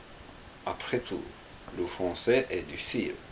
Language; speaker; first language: French; non-native, learner; Japanese